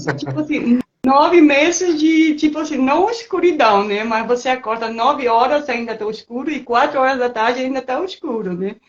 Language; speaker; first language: Portuguese; non-native, fluent; Spanish